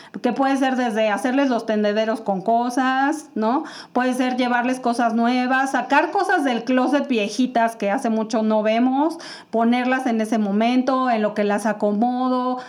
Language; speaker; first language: Spanish; native; Spanish